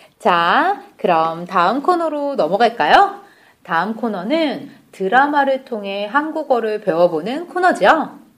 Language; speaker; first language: Korean; native; Korean